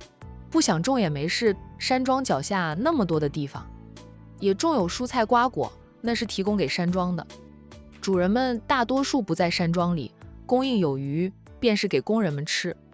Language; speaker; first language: Chinese; native; Chinese